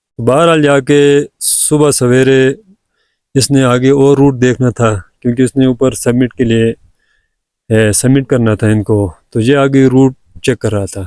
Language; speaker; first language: Urdu; non-native, local second language; Sicilian